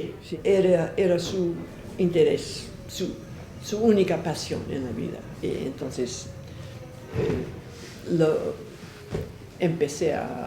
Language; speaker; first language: Spanish; non-native, fluent; English